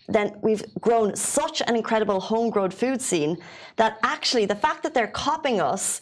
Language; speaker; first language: English; native; English